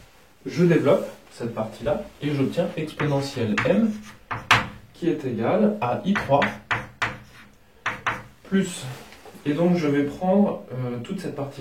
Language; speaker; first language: French; native; French